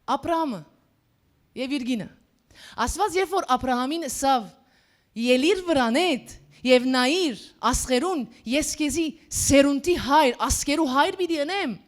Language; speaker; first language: Armenian; early bilingual, heritage; Armenian